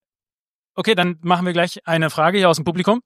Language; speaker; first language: German; native; German